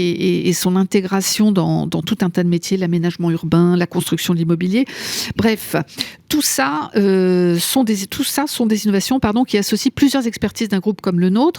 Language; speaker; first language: French; native; French